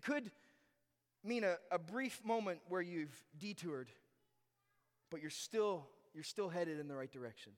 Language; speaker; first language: English; native; English